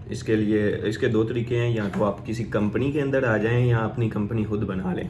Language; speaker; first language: Urdu; non-native, local second language; Punjabi